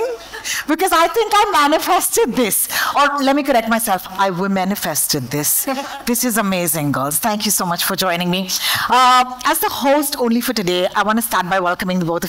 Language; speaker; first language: English; non-native, local second language; Hindi